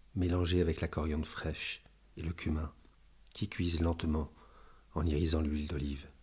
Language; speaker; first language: French; native; French